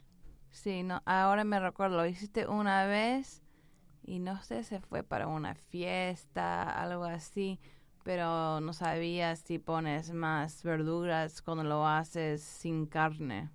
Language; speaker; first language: Spanish; early bilingual, heritage; English